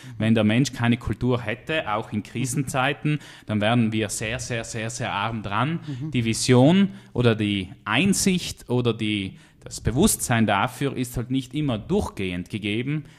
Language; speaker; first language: German; native; German